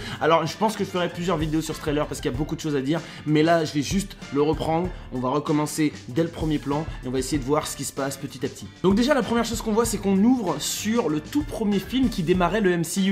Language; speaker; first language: French; native; French